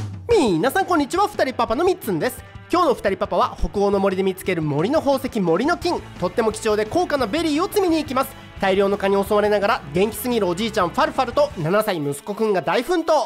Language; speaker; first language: Japanese; native; Japanese